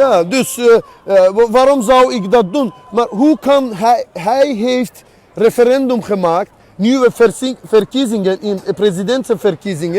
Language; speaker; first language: Dutch; non-native, learner; Azerbaijani